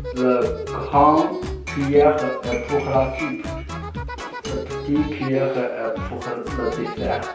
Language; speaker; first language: French; non-native, learner; Chinese